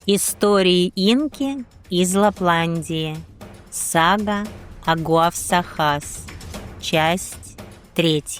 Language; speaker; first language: Russian; native; Russian